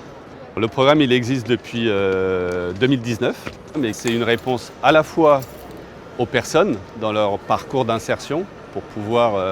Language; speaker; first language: French; native; French